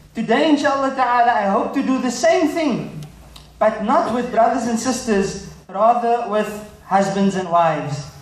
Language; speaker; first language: English; native; English